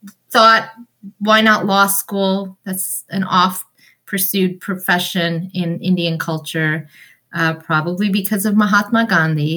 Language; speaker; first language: English; early bilingual, other home language; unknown